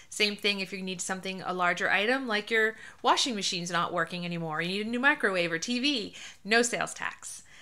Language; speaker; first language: English; native; English